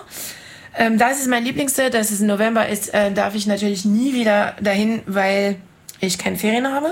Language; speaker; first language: German; non-native, fluent; French